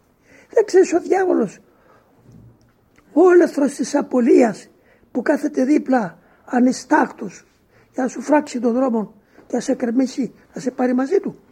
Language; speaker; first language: Greek; native; Greek